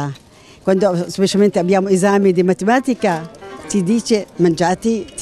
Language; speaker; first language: Italian; non-native, learner; Arabic